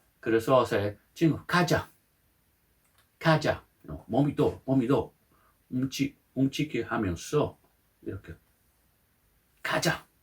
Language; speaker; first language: Korean; non-native, learner; Italian